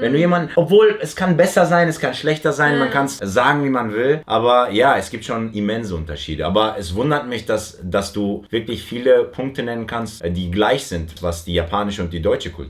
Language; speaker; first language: German; early bilingual, heritage; Turkish